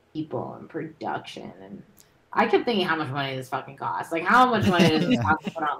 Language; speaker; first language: English; native; English